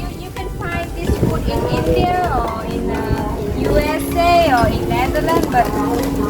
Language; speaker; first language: English; non-native, learner; Vietnamese